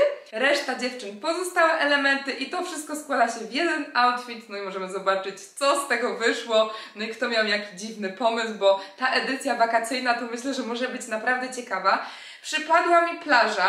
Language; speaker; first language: Polish; native; Polish